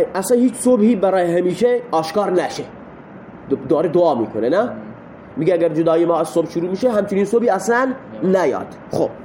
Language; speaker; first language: Persian; non-native, local second language; Baluchi